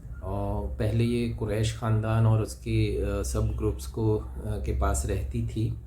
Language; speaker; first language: Hindi; native; Hindi